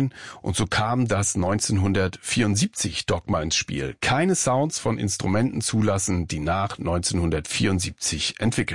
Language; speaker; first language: German; native; German